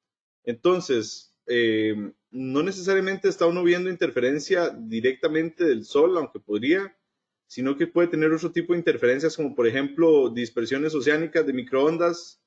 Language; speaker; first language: Spanish; native; Spanish